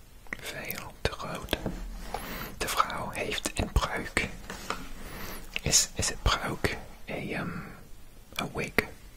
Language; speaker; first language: Dutch; non-native, learner; English